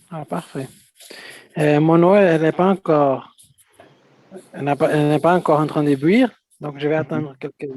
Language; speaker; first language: French; non-native, fluent; Portuguese